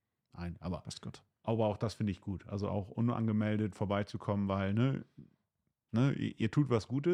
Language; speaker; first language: German; native; German